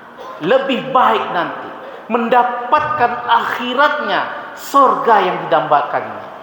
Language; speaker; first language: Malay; non-native, local second language; Minangkabau